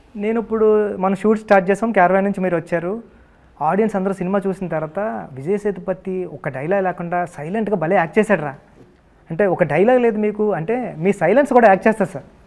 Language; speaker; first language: Telugu; native; Telugu